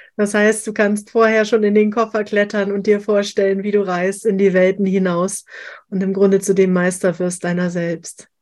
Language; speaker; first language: German; native; German